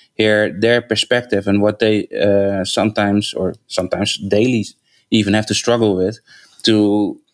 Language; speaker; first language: English; non-native, fluent; Dutch